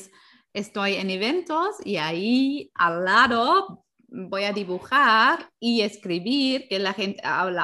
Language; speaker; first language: Spanish; non-native, fluent; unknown